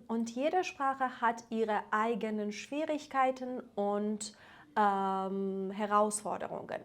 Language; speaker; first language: German; non-native, fluent; Persian